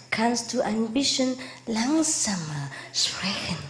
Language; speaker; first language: German; non-native, learner; Vietnamese